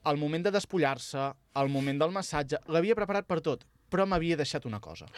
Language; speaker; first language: Catalan; native; Catalan